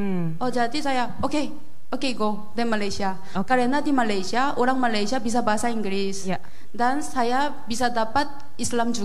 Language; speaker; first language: Indonesian; non-native, fluent; Korean